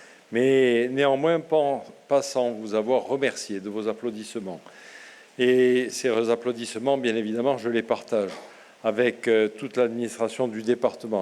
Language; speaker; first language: French; native; French